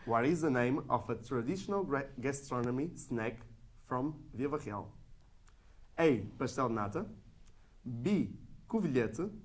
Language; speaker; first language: English; non-native, fluent; Portuguese